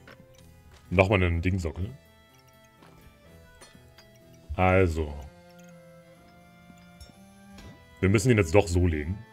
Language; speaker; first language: German; native; German